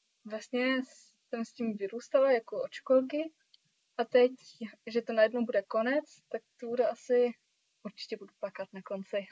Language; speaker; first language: Czech; early bilingual, heritage; Czech